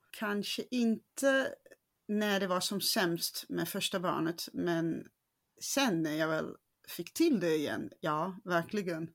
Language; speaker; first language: Swedish; non-native, fluent; Dutch